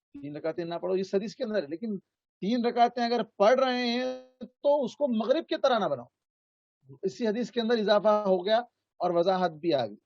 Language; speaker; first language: Urdu; native; Urdu